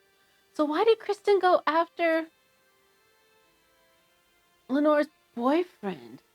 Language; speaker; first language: English; native; English